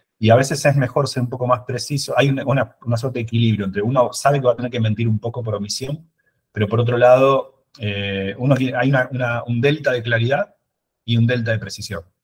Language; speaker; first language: Spanish; native; Spanish